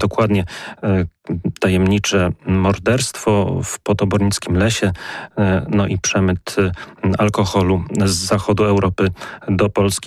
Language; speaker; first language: Polish; native; Polish